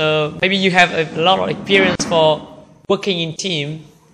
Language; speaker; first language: English; non-native, learner; Vietnamese